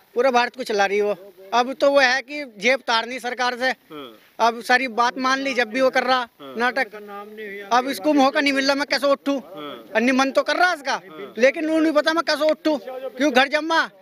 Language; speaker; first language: Hindi; native; Hindi